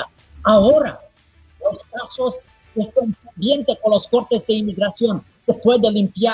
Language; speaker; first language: Spanish; non-native, fluent; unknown